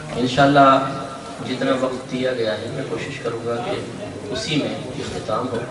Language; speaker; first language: Urdu; native; Urdu